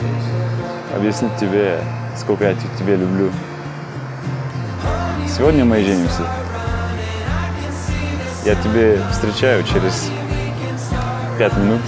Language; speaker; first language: Russian; non-native, learner; Bulgarian